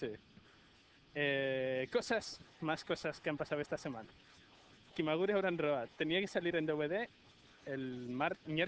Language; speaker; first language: Spanish; native; Spanish